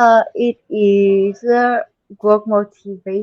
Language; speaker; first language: English; non-native, learner; Vietnamese